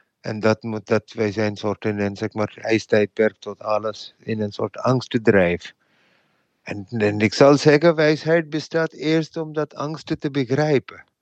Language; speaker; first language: Dutch; non-native, fluent; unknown